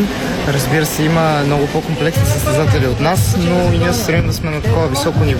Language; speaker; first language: Bulgarian; native; Bulgarian